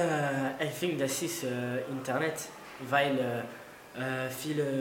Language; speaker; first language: German; non-native, learner; French